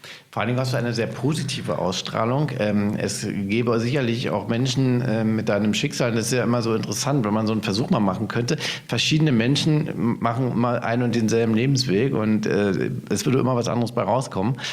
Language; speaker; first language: German; native; German